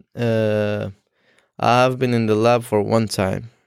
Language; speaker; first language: English; non-native, learner; Persian